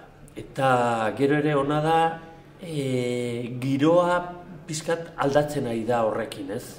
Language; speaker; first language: Basque; non-native, local second language; Spanish